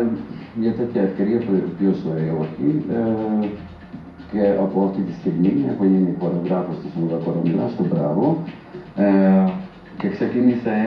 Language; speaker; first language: Greek; non-native, fluent; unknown